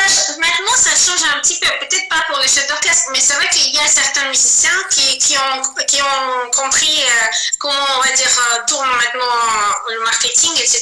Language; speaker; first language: French; non-native, fluent; Azerbaijani